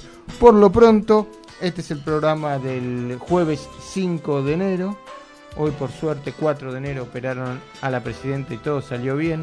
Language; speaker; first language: Spanish; native; Spanish